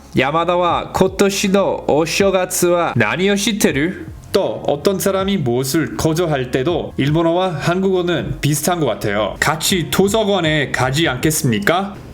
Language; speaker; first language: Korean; non-native, fluent; English